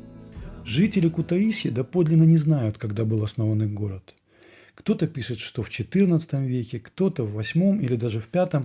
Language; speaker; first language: Russian; native; Russian